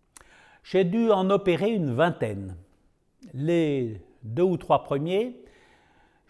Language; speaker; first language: French; native; French